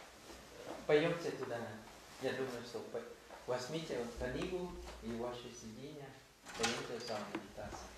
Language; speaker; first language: Russian; non-native, learner; Thai